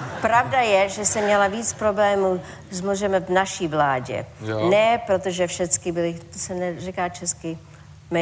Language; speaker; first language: Czech; early bilingual, heritage; Czech